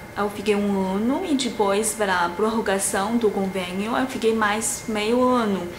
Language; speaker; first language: Portuguese; non-native, fluent; Chinese